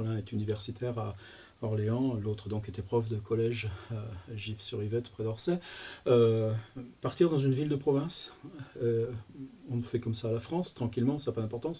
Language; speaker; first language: French; native; French